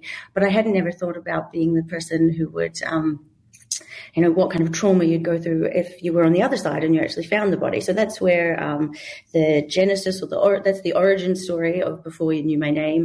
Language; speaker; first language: English; native; English